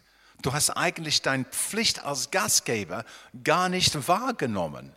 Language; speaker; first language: German; non-native, fluent; English